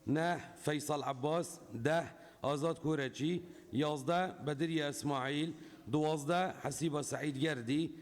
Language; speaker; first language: Central Kurdish; non-native, local second language; Kurdish